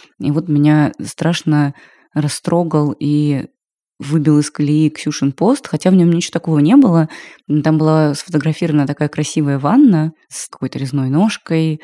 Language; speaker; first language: Russian; native; Russian